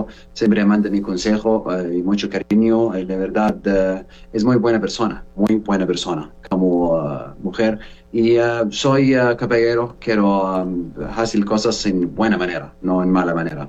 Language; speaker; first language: Spanish; non-native, learner; Arabic